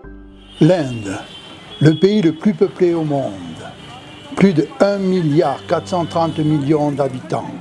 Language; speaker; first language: French; native; French